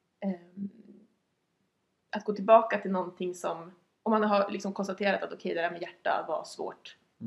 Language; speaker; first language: Swedish; native; Swedish